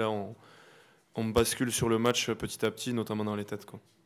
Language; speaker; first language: French; native; French